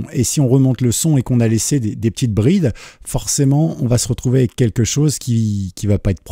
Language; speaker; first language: French; native; French